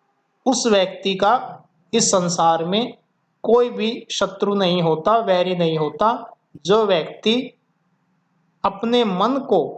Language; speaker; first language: Hindi; native; Hindi